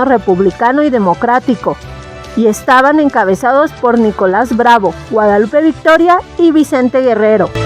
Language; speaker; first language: Spanish; native; Spanish